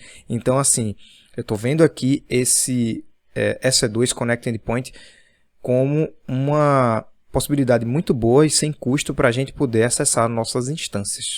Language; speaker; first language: Portuguese; native; Portuguese